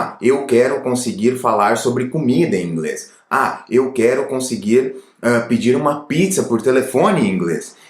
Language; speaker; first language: Portuguese; native; Portuguese